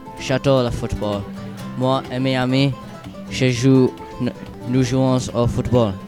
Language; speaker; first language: French; non-native, learner; English